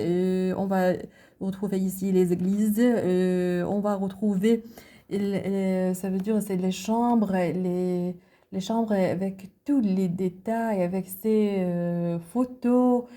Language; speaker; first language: French; non-native, learner; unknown